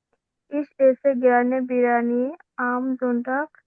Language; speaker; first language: German; non-native, learner; Bangla